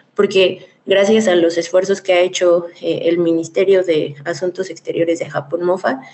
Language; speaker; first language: Spanish; native; Spanish